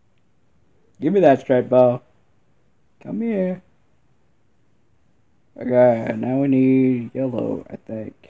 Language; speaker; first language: English; native; English